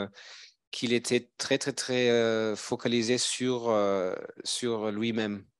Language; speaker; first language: French; non-native, fluent; German